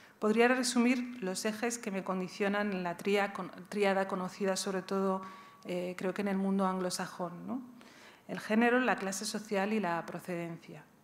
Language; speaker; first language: Spanish; early bilingual, other home language; Riffian